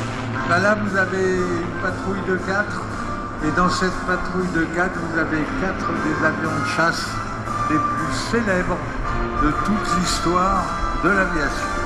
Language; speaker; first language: French; native; French